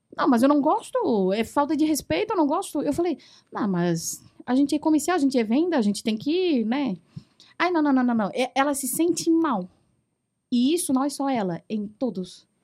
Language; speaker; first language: Portuguese; early bilingual, other home language; Chinese